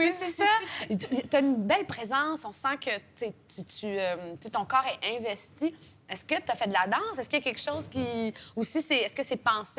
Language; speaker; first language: French; native; French